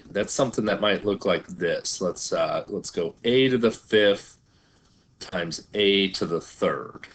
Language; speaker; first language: English; native; English